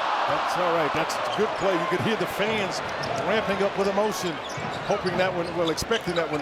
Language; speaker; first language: English; native; English